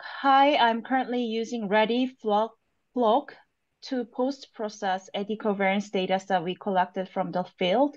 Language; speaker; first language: English; non-native, fluent; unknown